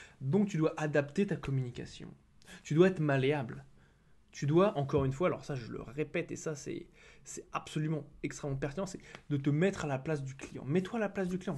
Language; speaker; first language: French; native; French